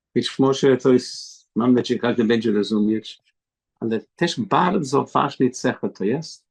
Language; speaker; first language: Polish; non-native, learner; English